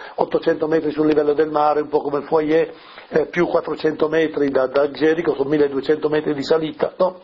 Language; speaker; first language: Italian; native; Italian